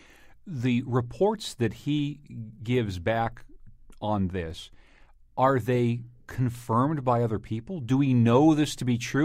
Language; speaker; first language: English; native; English